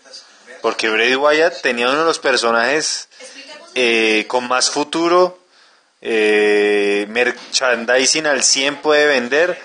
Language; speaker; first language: Spanish; native; Spanish